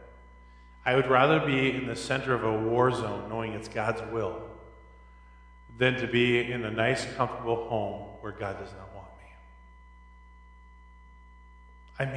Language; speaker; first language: English; native; English